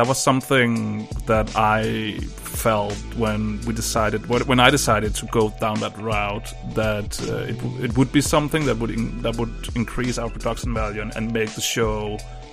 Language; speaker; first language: English; non-native, fluent; Danish